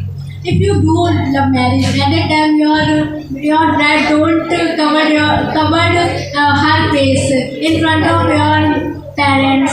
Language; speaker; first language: English; non-native, learner; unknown